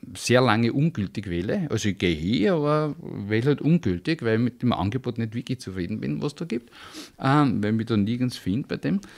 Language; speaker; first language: German; native; German